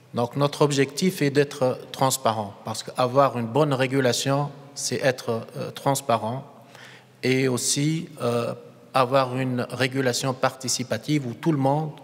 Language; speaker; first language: French; non-native, local second language; Arabic